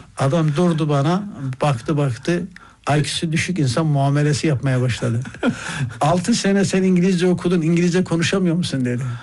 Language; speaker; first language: Turkish; native; Turkish